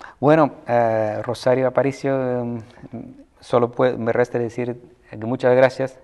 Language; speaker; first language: Spanish; non-native, fluent; Portuguese